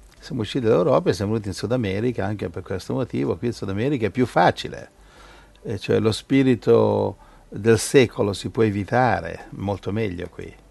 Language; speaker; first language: Italian; native; Italian